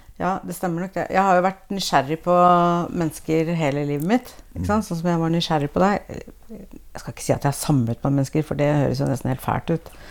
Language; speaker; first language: Norwegian; native; Norwegian